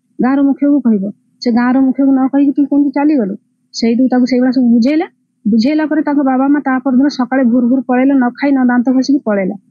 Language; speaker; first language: Odia; non-native, local second language; Santali